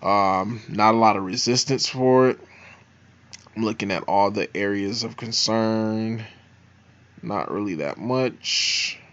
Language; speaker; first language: English; native; English